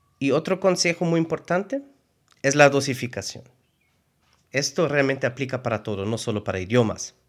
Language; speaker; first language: Spanish; non-native, fluent; German